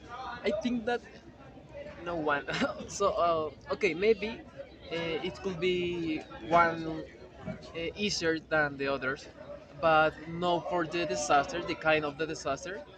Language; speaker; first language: English; non-native, learner; Spanish